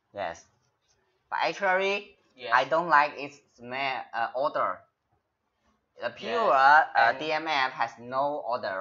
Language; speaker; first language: English; non-native, fluent; Chinese